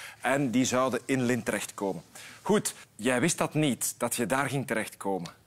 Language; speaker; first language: Dutch; native; Dutch